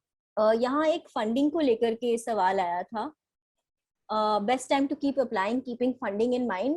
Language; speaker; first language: Hindi; native; Hindi